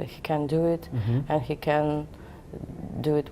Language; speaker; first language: English; non-native, learner; Ukrainian